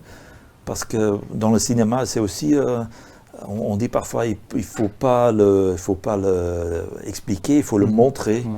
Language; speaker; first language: French; non-native, local second language; Dutch